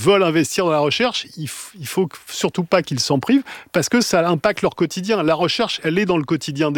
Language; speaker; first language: French; native; French